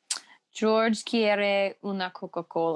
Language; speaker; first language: Spanish; non-native, learner; English